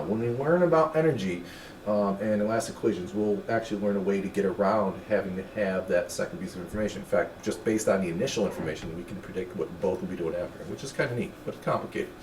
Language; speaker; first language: English; native; English